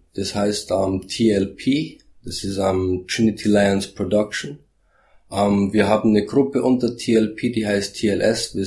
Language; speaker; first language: German; early bilingual, heritage; German